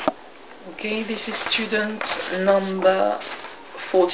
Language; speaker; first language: English; non-native, learner; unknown